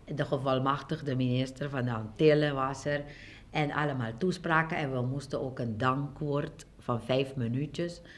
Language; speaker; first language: Dutch; non-native, local second language; Papiamento